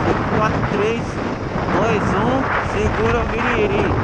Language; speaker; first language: Portuguese; native; Portuguese